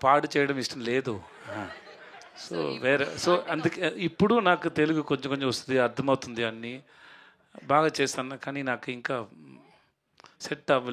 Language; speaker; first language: Telugu; non-native, learner; Tamil